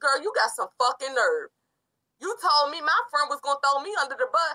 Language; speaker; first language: English; native; English